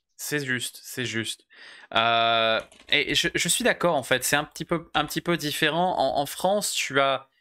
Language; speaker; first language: French; native; French